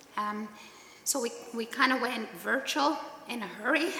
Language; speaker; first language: English; native; English